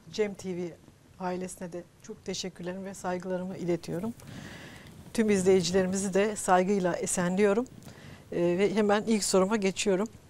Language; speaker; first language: Turkish; native; Turkish